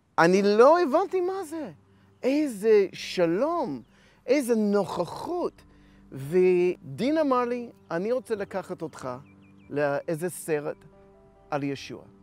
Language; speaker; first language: Hebrew; non-native, fluent; English